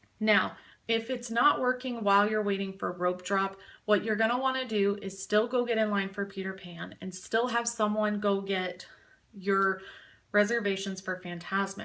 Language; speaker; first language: English; native; English